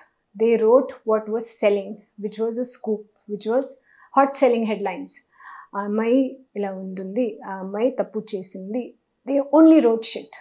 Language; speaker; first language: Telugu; non-native, learner; Hindi